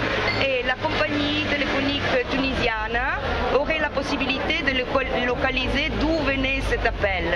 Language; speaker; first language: French; non-native, fluent; Italian